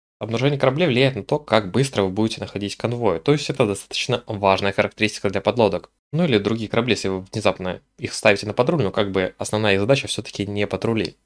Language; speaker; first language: Russian; native; Russian